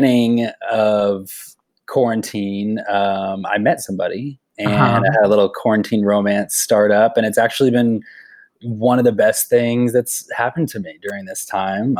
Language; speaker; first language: English; native; English